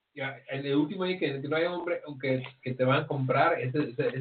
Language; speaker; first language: Spanish; early bilingual, heritage; Spanish